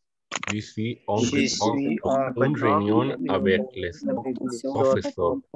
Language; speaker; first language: French; non-native, learner; Spanish